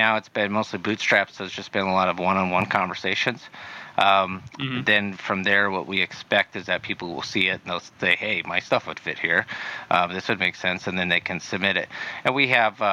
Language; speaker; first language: English; native; English